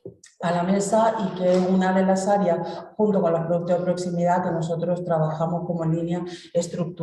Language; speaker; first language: Spanish; native; Spanish